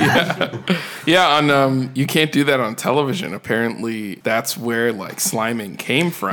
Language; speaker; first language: English; native; English